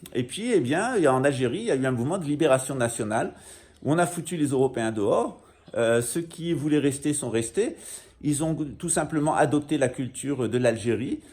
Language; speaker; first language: French; native; French